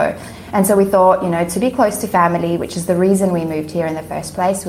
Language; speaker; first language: English; native; English